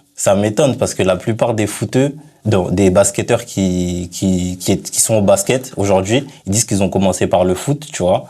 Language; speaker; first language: French; native; French